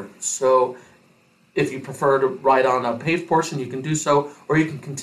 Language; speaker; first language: English; native; English